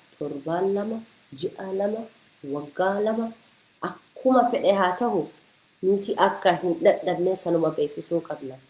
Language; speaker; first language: Oromo; early bilingual, heritage; Oromo